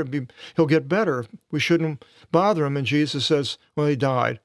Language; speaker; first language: English; native; English